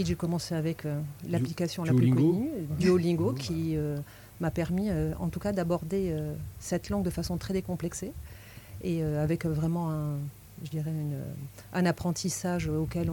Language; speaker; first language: French; native; French